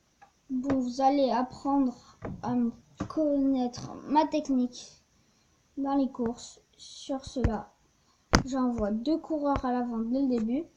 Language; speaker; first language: French; native; French